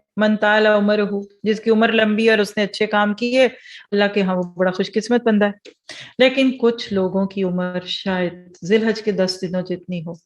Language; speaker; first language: Urdu; early bilingual, heritage; Urdu